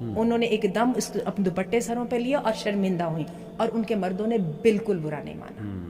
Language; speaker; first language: Urdu; native; Urdu